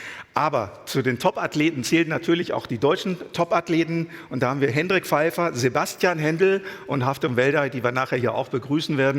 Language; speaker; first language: German; native; German